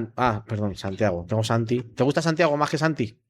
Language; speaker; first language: Spanish; native; Spanish